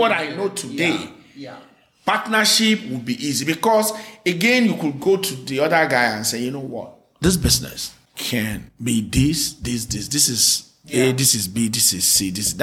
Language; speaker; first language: English; non-native, local second language; Yoruba